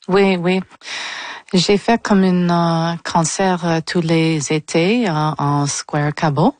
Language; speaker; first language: French; non-native, local second language; English